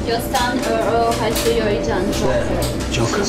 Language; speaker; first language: Chinese; non-native, fluent; Russian